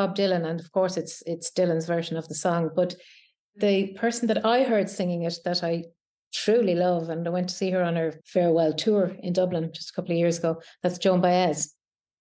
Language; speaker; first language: English; native; English